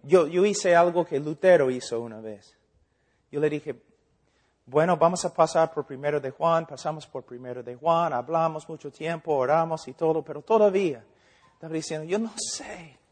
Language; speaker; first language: Spanish; non-native, fluent; English